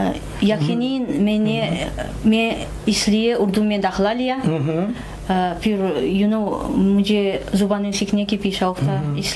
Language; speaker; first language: Hindi; non-native, fluent; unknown